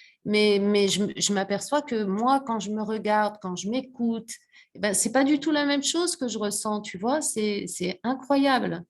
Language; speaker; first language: French; native; French